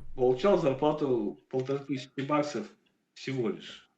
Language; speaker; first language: Russian; native; Russian